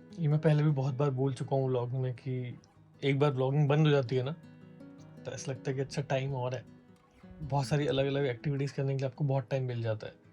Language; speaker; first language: Hindi; native; Hindi